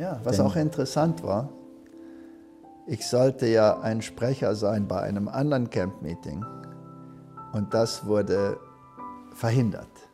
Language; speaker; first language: German; early bilingual, heritage; German